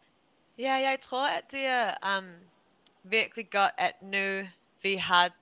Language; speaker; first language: Danish; early bilingual, heritage; English